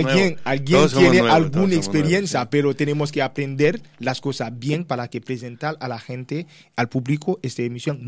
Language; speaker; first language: Spanish; non-native, learner; Haitian Creole